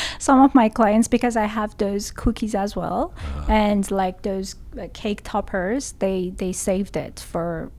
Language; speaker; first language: English; non-native, fluent; Persian